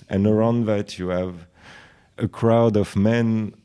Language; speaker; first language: English; non-native, fluent; French